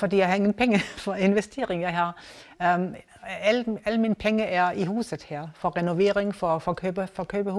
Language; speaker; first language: Danish; non-native, learner; German